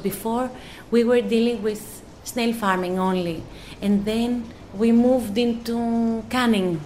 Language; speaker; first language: English; non-native, fluent; Greek